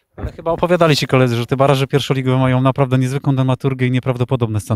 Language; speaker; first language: Polish; native; Polish